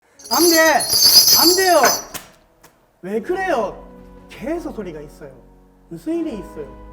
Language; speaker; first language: Korean; non-native, learner; Japanese